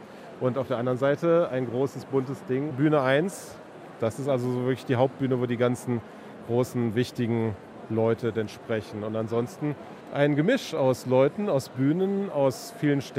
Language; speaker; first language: German; native; German